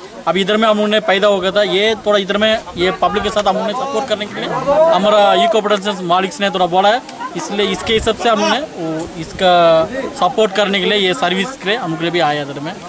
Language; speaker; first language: Hindi; non-native, local second language; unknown